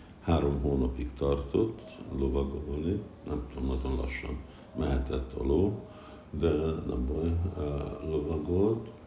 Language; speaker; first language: Hungarian; early bilingual, heritage; Hungarian